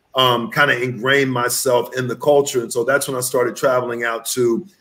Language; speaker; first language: English; native; English